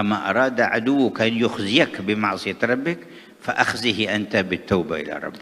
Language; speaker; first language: Arabic; native; Arabic